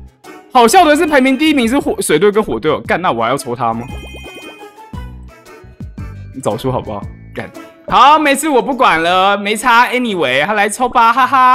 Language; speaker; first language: Chinese; native; Chinese